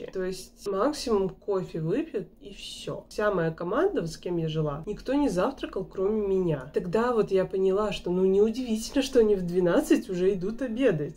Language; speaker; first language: Russian; native; Russian